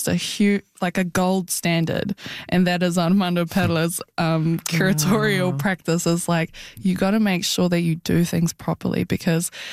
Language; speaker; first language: English; native; English